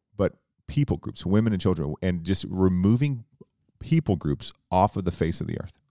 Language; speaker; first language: English; native; English